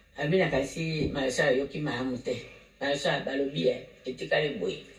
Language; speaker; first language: Lingala; non-native, local second language; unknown